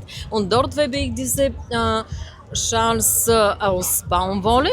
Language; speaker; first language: German; non-native, fluent; Bulgarian